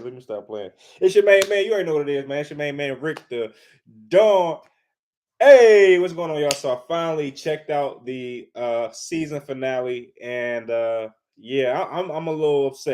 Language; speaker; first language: English; native; English